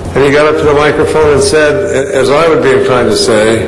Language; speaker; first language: English; native; English